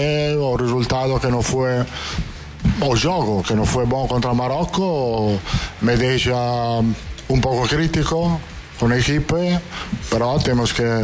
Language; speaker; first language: Portuguese; non-native, fluent; Italian